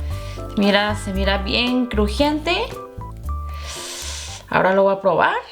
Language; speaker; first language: Spanish; non-native, fluent; Korean